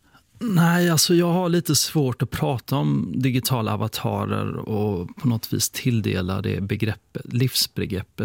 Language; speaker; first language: Swedish; native; Swedish